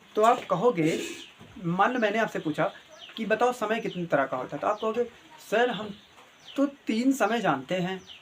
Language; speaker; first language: Hindi; native; Hindi